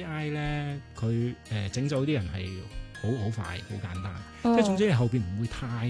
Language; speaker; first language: Cantonese; native; Cantonese